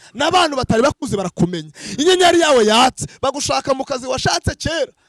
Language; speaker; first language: Kinyarwanda; native; Kinyarwanda